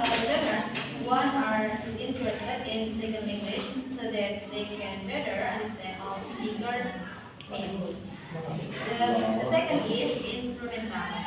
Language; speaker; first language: English; non-native, learner; Indonesian